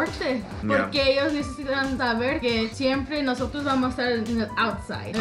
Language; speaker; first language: Spanish; early bilingual, heritage; English